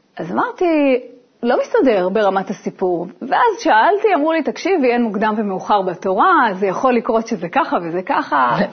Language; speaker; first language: Hebrew; native; Hebrew